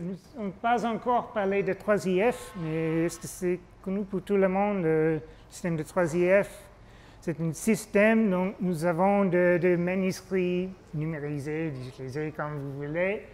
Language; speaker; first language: French; non-native, fluent; English